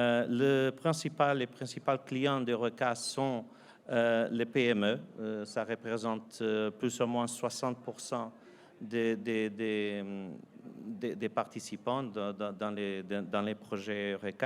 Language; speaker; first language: French; non-native, fluent; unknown